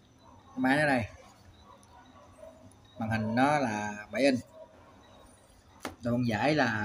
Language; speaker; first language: Vietnamese; native; Vietnamese